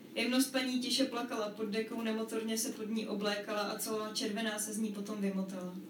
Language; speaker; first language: Czech; native; Czech